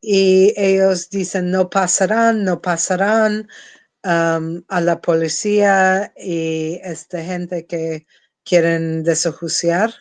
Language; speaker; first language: Spanish; non-native, fluent; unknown